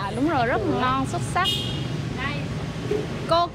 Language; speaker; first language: Vietnamese; native; Vietnamese